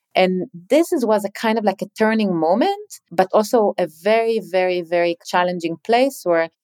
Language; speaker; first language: English; non-native, fluent; Hebrew